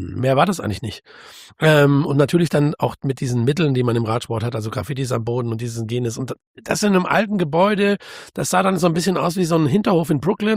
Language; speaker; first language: German; native; German